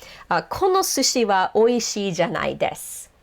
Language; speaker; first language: Japanese; non-native, fluent; English